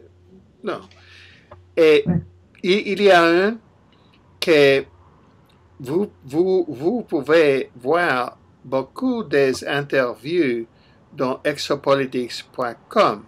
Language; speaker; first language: French; non-native, learner; English